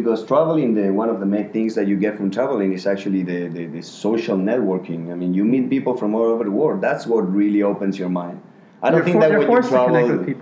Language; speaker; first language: English; non-native, fluent; Spanish